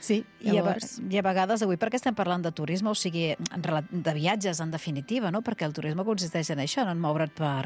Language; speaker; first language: Catalan; native; Catalan